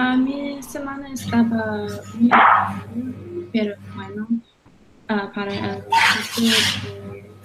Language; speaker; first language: Spanish; non-native, learner; English